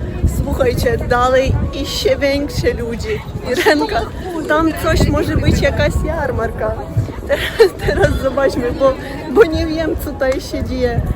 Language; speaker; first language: Polish; non-native, learner; Russian